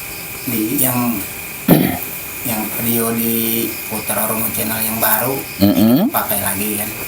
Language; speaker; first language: Indonesian; non-native, local second language; Javanese